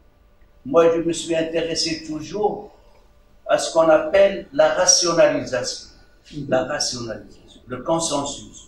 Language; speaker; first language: French; non-native, local second language; Arabic